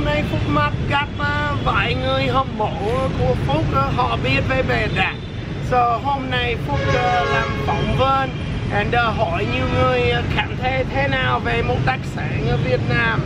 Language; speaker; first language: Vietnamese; non-native, learner; English